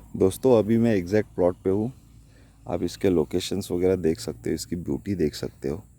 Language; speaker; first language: Hindi; non-native, local second language; Marathi